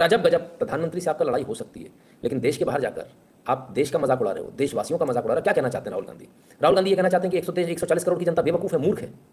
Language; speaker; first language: Hindi; native; Hindi